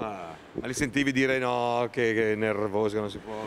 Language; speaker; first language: Italian; native; Italian